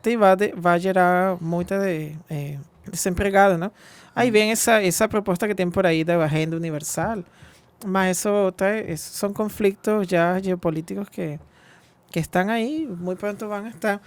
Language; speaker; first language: Portuguese; non-native, fluent; Spanish